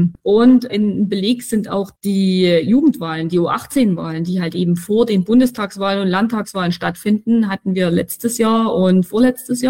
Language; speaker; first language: German; native; German